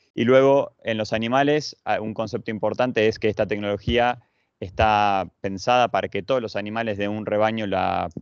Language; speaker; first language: Spanish; native; Spanish